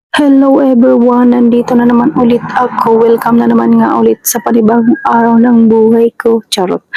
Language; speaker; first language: Filipino; native; Filipino